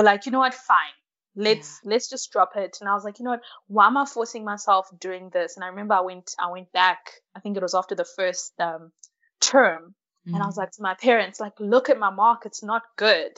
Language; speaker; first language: English; early bilingual, other home language; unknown